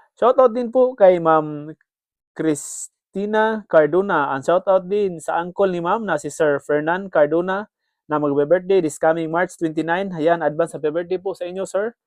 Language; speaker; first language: Filipino; non-native, local second language; Cebuano